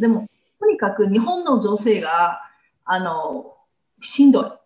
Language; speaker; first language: Japanese; non-native, fluent; English